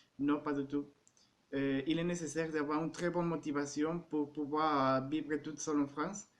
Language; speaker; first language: French; non-native, fluent; Spanish